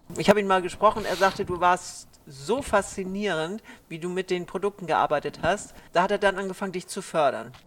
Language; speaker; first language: German; native; German